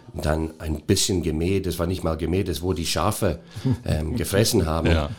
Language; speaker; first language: German; non-native, fluent; English